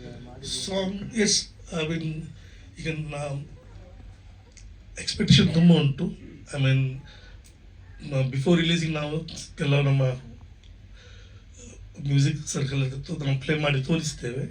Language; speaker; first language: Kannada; non-native, local second language; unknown